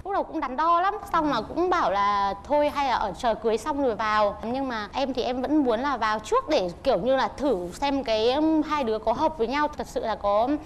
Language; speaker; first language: Vietnamese; native; Vietnamese